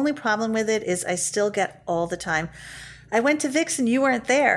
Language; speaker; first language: English; native; English